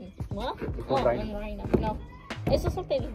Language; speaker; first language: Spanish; early bilingual, heritage; Spanish